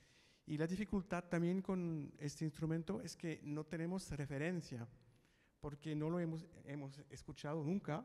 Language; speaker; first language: Spanish; non-native, fluent; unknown